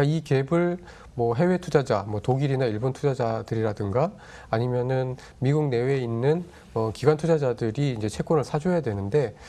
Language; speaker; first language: Korean; native; Korean